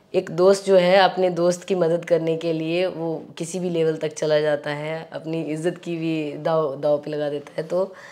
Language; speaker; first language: Hindi; native; Hindi